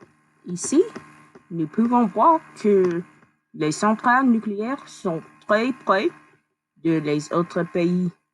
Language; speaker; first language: French; non-native, learner; English